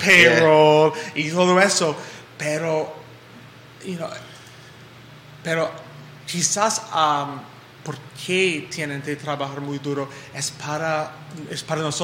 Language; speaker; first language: Spanish; non-native, fluent; English